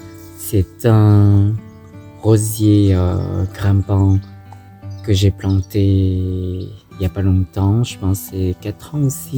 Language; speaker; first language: French; non-native, fluent; Thai